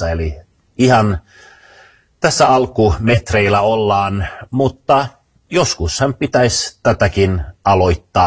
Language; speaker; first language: Finnish; early bilingual, heritage; Finnish